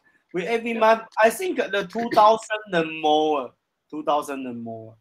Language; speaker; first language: English; non-native, learner; Chinese